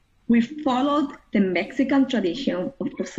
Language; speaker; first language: English; non-native, learner; Spanish